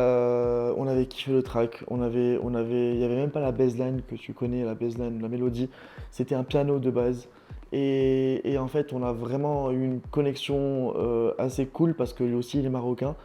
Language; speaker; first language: French; non-native, local second language; Arabic